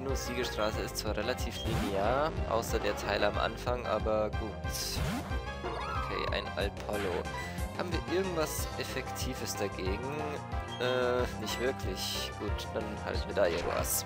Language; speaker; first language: German; native; German